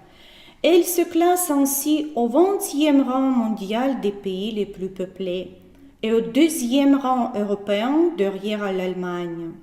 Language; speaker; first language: French; non-native, fluent; Russian